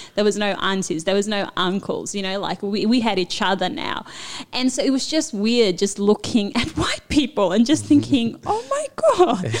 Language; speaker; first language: English; early bilingual, other home language; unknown